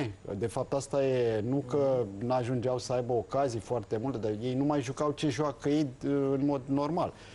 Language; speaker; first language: Romanian; native; Romanian